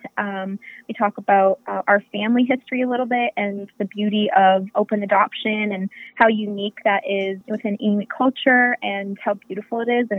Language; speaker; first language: English; native; English